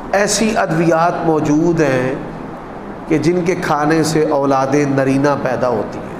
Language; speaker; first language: Urdu; non-native, local second language; Punjabi